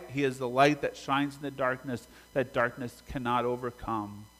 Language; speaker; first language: English; native; English